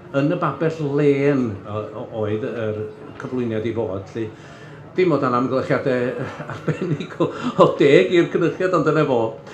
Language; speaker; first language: Welsh; native; Welsh